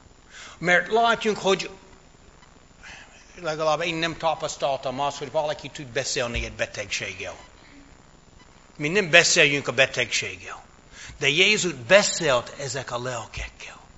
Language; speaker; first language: Hungarian; non-native, fluent; English